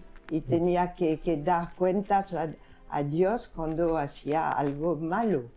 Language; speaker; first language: Spanish; non-native, fluent; French